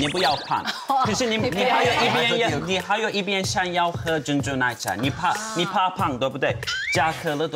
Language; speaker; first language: Chinese; non-native, fluent; Turkish